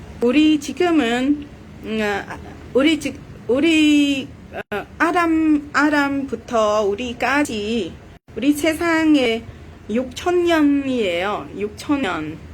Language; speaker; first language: Korean; non-native, learner; Vietnamese